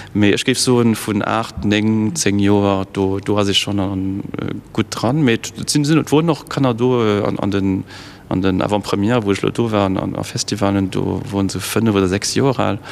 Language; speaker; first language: Luxembourgish; native; Luxembourgish